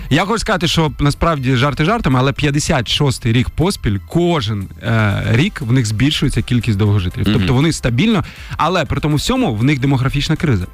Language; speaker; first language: Ukrainian; native; Ukrainian